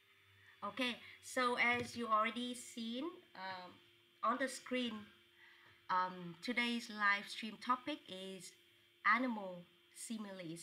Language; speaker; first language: English; non-native, fluent; Vietnamese